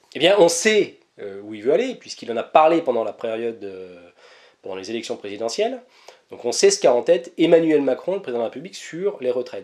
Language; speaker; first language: French; native; French